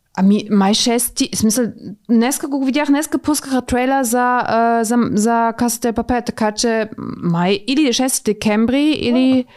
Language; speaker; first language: Bulgarian; native; Bulgarian